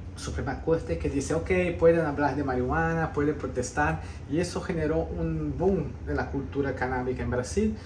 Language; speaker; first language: Spanish; early bilingual, heritage; Spanish